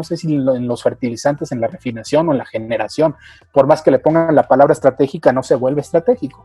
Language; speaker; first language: Spanish; native; Spanish